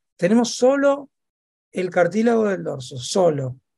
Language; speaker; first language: Spanish; native; Spanish